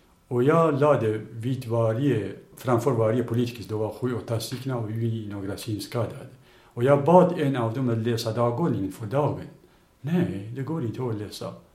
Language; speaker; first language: Swedish; non-native, fluent; Kurdish